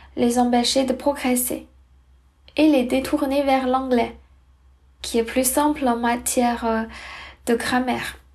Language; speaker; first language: French; non-native, fluent; Chinese